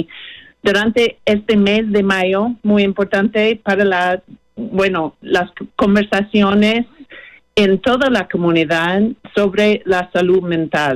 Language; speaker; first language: Spanish; non-native, fluent; English